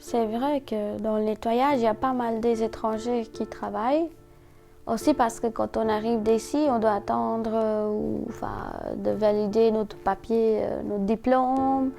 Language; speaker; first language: French; non-native, fluent; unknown